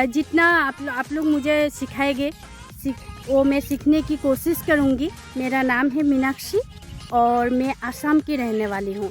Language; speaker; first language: Hindi; non-native, local second language; Assamese